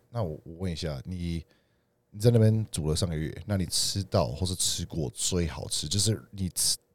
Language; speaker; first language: Chinese; non-native, fluent; English